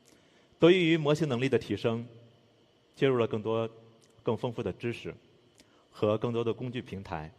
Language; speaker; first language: Chinese; native; Chinese